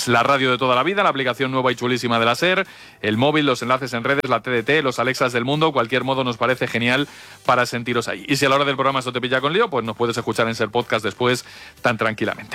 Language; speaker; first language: Spanish; native; Spanish